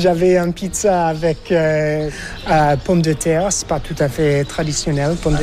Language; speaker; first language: French; non-native, fluent; English